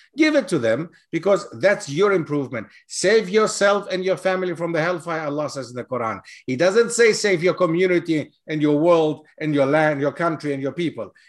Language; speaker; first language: English; non-native, fluent; Greek